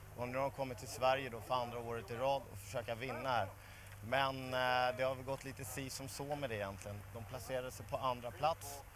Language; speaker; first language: Swedish; native; Swedish